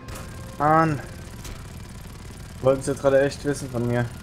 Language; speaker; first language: German; native; German